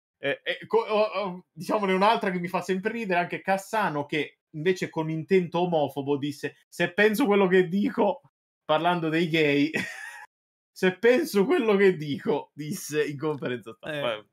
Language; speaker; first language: Italian; native; Italian